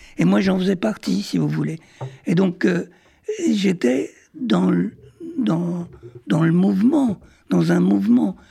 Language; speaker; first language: French; early bilingual, other home language; Arabic